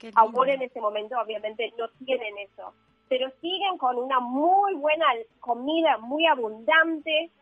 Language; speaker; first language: Spanish; non-native, fluent; English